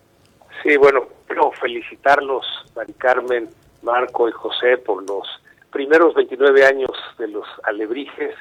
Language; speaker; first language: Spanish; native; Spanish